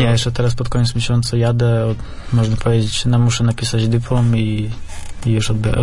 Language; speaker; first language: Polish; non-native, fluent; Russian